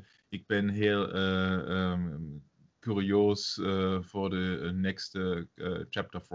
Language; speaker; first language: Dutch; non-native, fluent; German